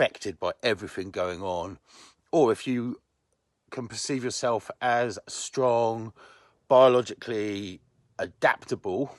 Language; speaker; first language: English; native; English